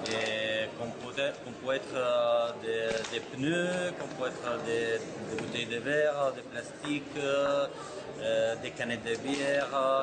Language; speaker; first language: French; non-native, fluent; Spanish